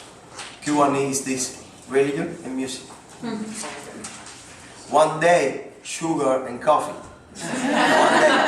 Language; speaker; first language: English; non-native, learner; Spanish